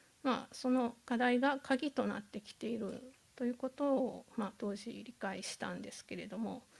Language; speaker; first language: Japanese; native; Japanese